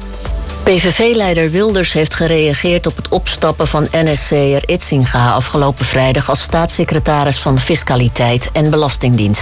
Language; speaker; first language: Dutch; native; Dutch